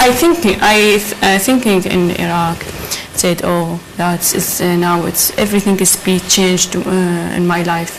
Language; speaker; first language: English; non-native, learner; Arabic